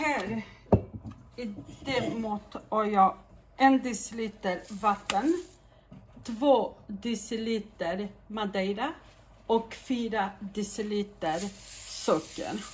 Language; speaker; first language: Swedish; non-native, fluent; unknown